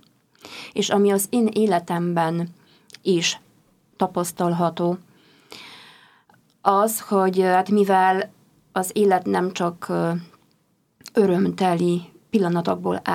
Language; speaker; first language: Hungarian; non-native, fluent; Polish